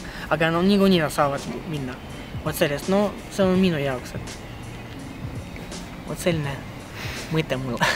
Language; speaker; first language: Estonian; non-native, local second language; Russian